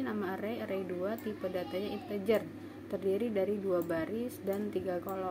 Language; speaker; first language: Indonesian; native; Indonesian